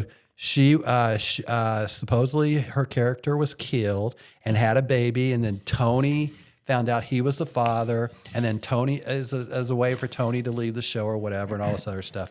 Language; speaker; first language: English; native; English